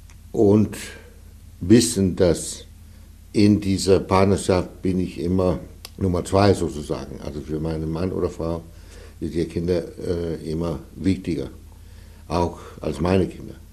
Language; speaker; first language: German; non-native, fluent; Danish